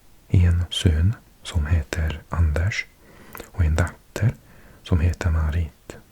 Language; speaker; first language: Norwegian; non-native, learner; English